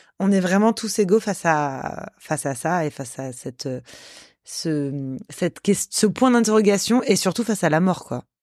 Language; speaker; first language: French; native; French